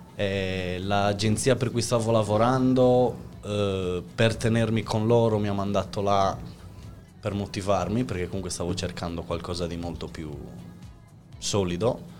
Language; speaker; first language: Italian; native; Italian